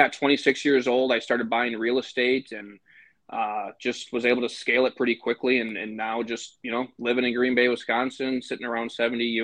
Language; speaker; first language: English; native; English